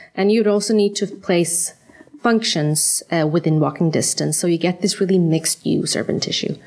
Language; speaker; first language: English; non-native, fluent; Swedish